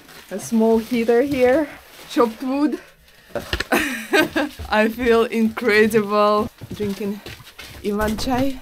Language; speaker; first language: English; non-native, fluent; Russian